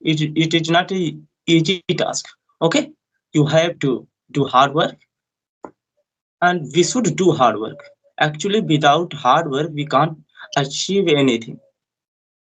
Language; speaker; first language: English; non-native, learner; Hindi